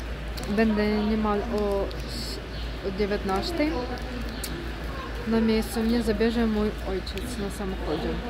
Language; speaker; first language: Polish; non-native, learner; Ukrainian